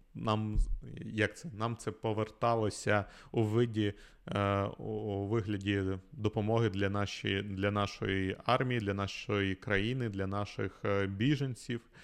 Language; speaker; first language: Ukrainian; non-native, local second language; Russian